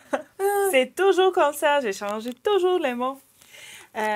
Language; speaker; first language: French; non-native, learner; Ukrainian